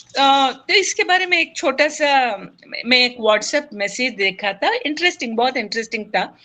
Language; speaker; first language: Hindi; non-native, local second language; Kannada